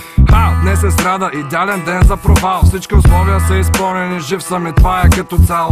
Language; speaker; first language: Bulgarian; native; Bulgarian